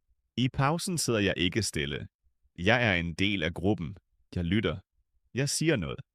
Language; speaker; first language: Danish; non-native, fluent; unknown